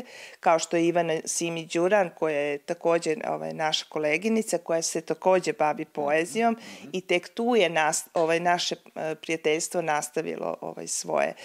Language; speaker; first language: Serbian; native; Serbian